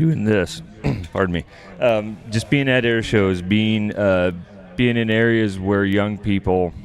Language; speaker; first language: English; native; English